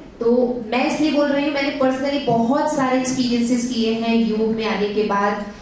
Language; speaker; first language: Hindi; native; Hindi